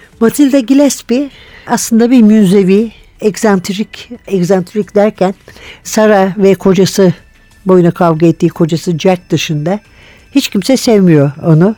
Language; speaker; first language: Turkish; native; Turkish